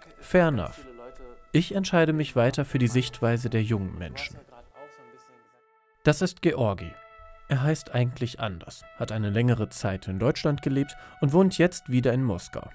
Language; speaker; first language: German; native; German